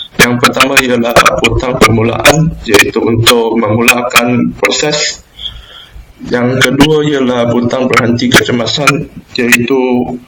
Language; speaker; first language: Malay; non-native, local second language; Chinese